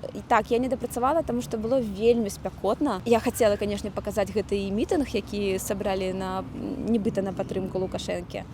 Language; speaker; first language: Belarusian; native; Belarusian